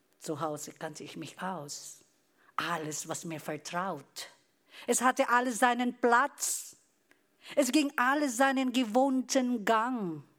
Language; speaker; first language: German; non-native, fluent; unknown